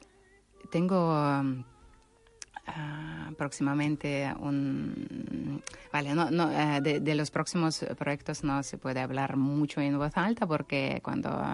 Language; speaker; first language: Spanish; non-native, learner; Russian